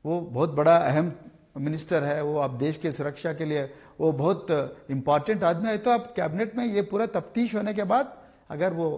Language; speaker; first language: Hindi; non-native, local second language; Telugu